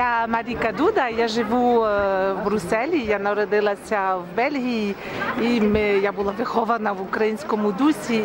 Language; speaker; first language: Ukrainian; early bilingual, heritage; Ukrainian